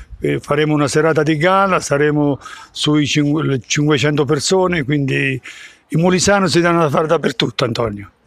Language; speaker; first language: Italian; native; Italian